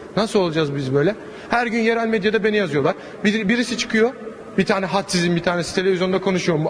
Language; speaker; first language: Turkish; native; Turkish